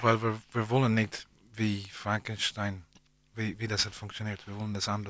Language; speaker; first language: German; non-native, learner; English